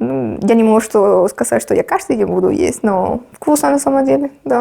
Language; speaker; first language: Russian; non-native, fluent; Spanish